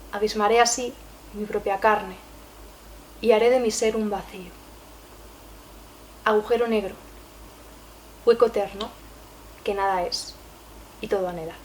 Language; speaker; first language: Spanish; native; Spanish